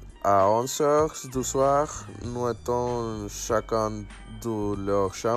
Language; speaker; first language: French; non-native, learner; Spanish